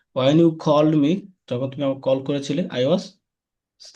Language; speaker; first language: English; non-native, learner; Bangla